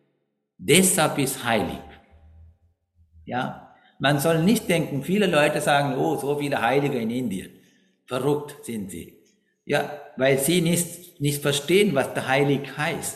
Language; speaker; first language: German; non-native, fluent; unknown